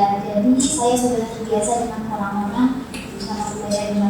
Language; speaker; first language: Indonesian; early bilingual, heritage; Indonesian